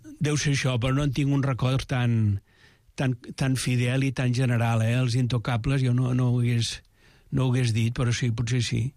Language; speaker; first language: Catalan; native; Catalan